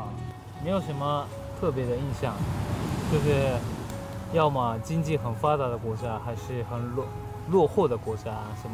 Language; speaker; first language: Chinese; non-native, fluent; Japanese